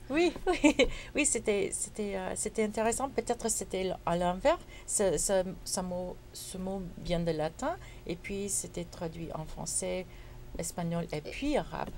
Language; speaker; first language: French; non-native, fluent; Spanish